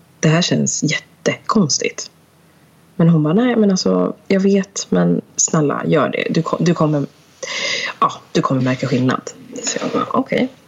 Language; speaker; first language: Swedish; early bilingual, other home language; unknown